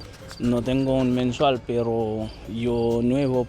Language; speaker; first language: Spanish; non-native, learner; Haitian Creole